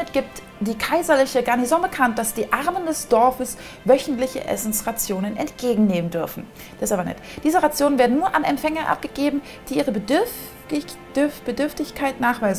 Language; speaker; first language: German; native; German